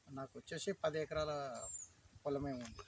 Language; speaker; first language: Telugu; native; Telugu